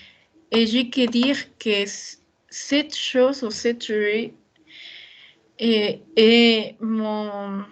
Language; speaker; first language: French; non-native, learner; Spanish